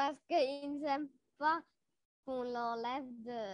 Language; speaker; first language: French; non-native, local second language; Arabic